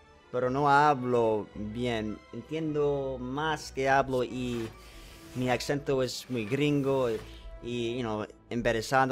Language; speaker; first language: Spanish; early bilingual, heritage; Spanish